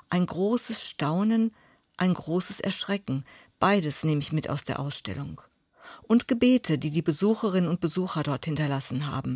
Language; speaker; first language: German; native; German